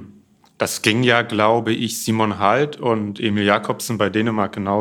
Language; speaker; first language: German; native; German